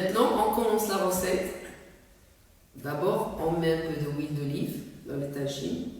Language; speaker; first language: French; non-native, local second language; Arabic